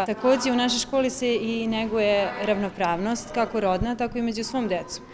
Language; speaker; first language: Serbian; native; Serbian